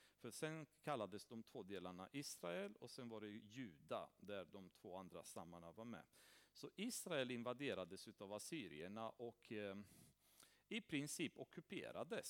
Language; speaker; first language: Swedish; non-native, fluent; Romanian